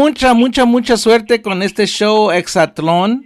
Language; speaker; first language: Spanish; early bilingual, heritage; Spanish